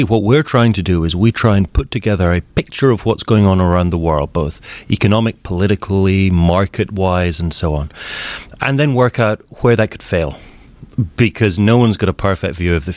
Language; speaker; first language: English; native; English